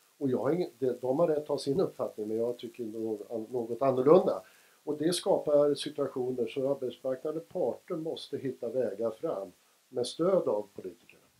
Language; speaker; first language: Swedish; native; Swedish